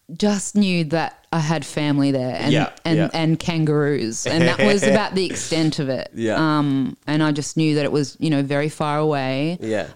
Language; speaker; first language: English; early bilingual, other home language; Italian